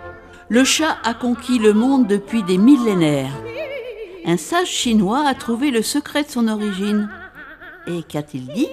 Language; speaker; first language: French; native; French